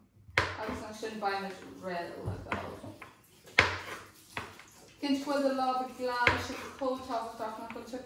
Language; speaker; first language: Irish; non-native, local second language; English